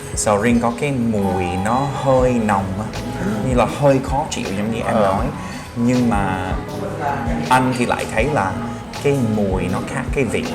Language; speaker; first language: Vietnamese; non-native, fluent; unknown